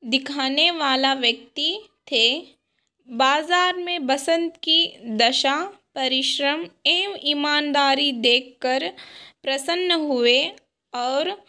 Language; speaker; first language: Hindi; non-native, local second language; Kannada